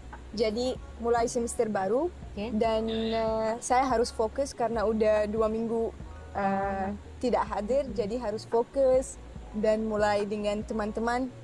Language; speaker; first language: Indonesian; non-native, fluent; Arabic